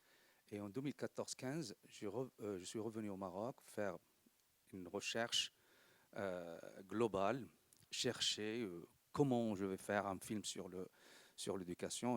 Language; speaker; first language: French; non-native, local second language; Arabic